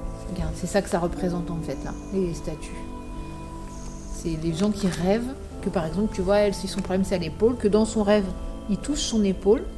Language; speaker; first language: French; native; French